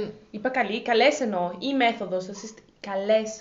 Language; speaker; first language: Greek; native; Greek